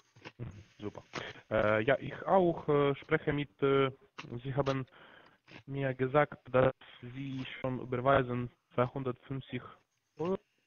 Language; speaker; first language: German; non-native, learner; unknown